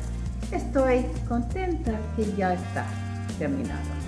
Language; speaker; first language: Spanish; non-native, learner; French